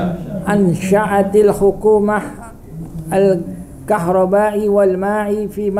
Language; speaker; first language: Arabic; non-native, fluent; Indonesian